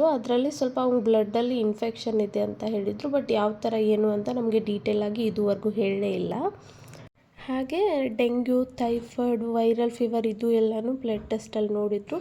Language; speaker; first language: Kannada; native; Kannada